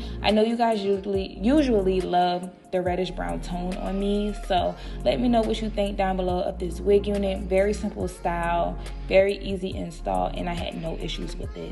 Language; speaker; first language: English; native; English